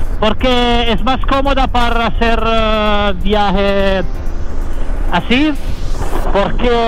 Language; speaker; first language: Spanish; non-native, learner; Italian